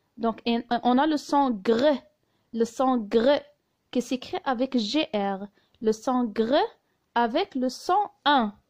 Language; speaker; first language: French; non-native, local second language; Arabic